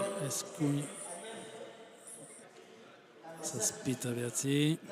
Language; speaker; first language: Basque; native; Basque